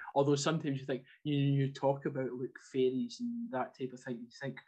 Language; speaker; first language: English; native; English